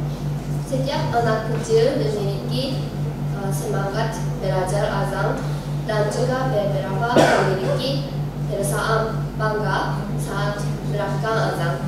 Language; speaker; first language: Indonesian; non-native, learner; Japanese